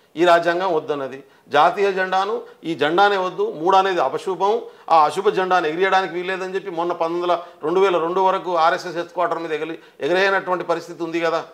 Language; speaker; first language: Telugu; non-native, local second language; Lambadi